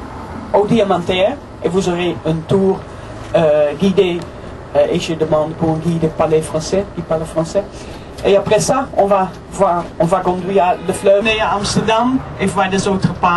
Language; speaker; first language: French; non-native, fluent; Dutch